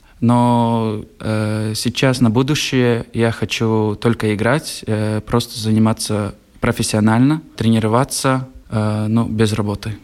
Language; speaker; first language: Russian; non-native, local second language; Latvian